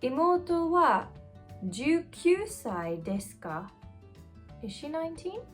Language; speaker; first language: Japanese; non-native, fluent; English